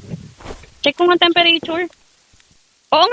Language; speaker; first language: Filipino; native; Filipino